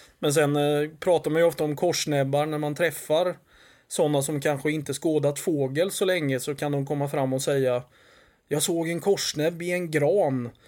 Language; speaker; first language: Swedish; native; Swedish